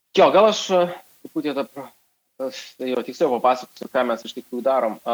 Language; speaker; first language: Lithuanian; non-native, local second language; Russian